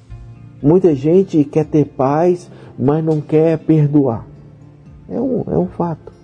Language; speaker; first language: Portuguese; native; Portuguese